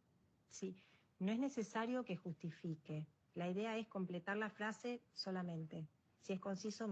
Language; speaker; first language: Spanish; native; Spanish